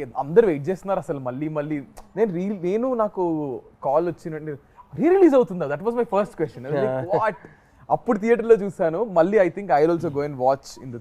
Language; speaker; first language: Telugu; native; Telugu